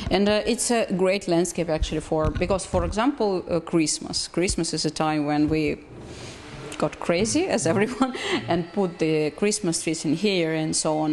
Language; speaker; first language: English; non-native, fluent; Russian